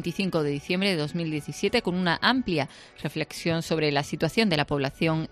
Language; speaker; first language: Spanish; native; Spanish